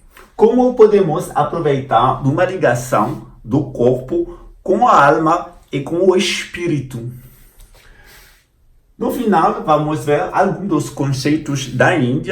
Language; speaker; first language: Portuguese; non-native, fluent; French